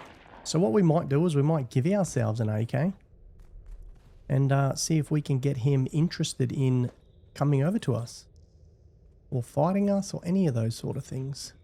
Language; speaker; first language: English; native; English